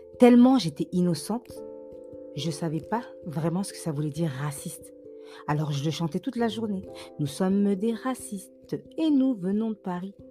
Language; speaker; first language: French; native; French